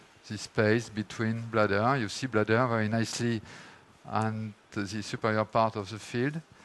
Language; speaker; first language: English; non-native, fluent; French